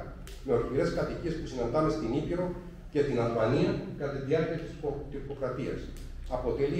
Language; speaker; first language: Greek; native; Greek